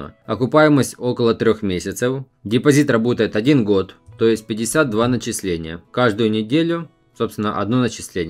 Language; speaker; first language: Russian; native; Russian